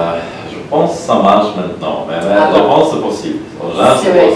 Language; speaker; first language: French; non-native, learner; Polish